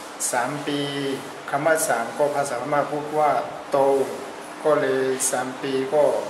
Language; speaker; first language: Thai; non-native, fluent; Burmese